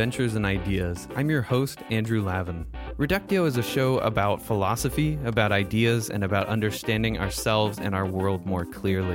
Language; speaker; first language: English; native; English